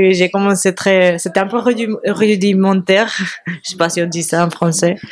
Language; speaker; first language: French; non-native, fluent; Spanish